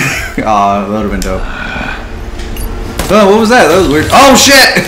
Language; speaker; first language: English; native; English